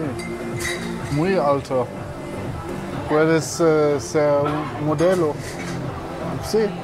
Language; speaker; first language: Spanish; non-native, learner; English